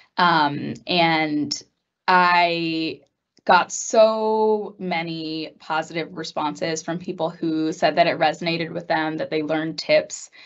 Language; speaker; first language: English; native; English